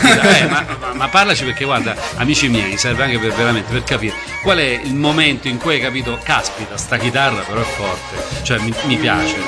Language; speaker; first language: Italian; native; Italian